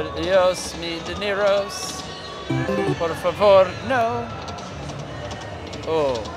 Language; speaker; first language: Spanish; non-native, learner; English